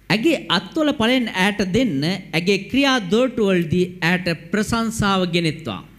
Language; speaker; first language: Sinhala; native; Sinhala